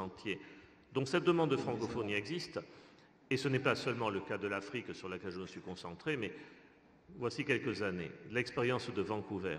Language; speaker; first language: French; native; French